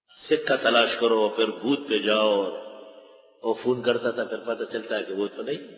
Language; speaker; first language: Urdu; non-native, local second language; Pashto